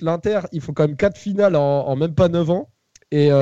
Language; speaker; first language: French; native; French